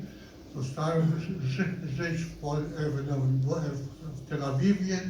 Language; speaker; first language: Polish; non-native, local second language; Yiddish